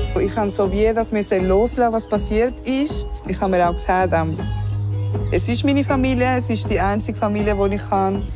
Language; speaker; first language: German; early bilingual, other home language; Spanish